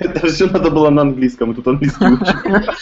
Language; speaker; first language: Russian; native; Russian